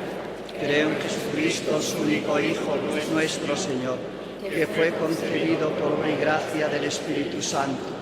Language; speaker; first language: Spanish; native; Spanish